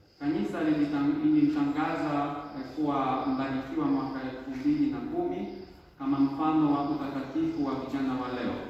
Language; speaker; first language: Swahili; non-native, fluent; Polish